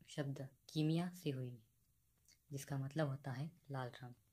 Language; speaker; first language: Hindi; non-native, local second language; Marathi